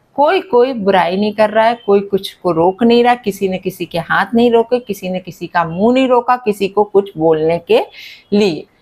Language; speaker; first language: Hindi; native; Hindi